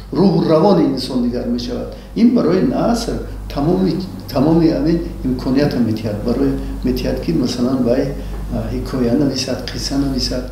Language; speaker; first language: Tajik; native; Tajik